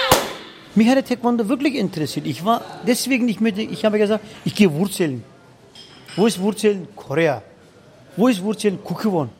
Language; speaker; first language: German; non-native, fluent; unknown